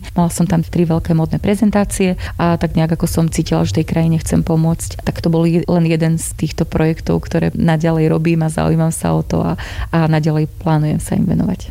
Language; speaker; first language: Slovak; native; Slovak